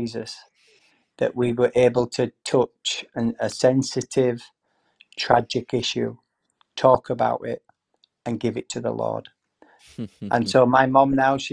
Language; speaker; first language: English; native; English